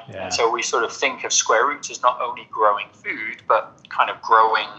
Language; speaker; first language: English; native; English